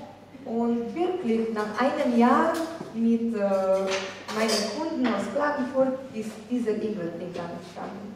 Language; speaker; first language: German; non-native, fluent; Slovenian